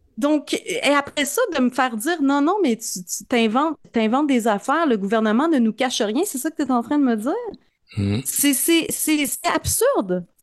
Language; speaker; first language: French; native; French